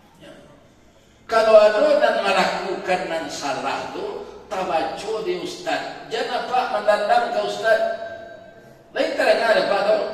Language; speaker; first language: Malay; non-native, local second language; Minangkabau